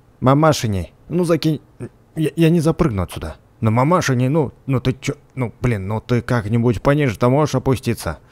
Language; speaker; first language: Russian; native; Russian